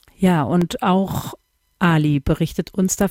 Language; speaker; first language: German; native; German